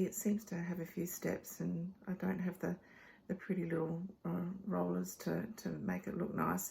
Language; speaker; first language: English; native; English